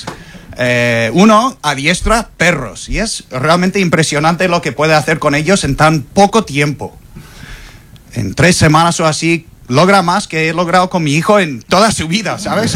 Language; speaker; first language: Spanish; non-native, fluent; English